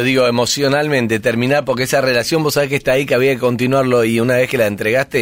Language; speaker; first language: Spanish; native; Spanish